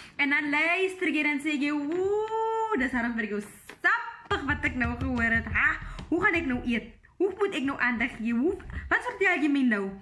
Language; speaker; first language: Afrikaans; native; Afrikaans